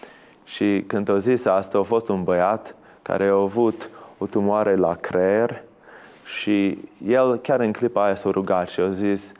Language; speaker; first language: Romanian; non-native, fluent; English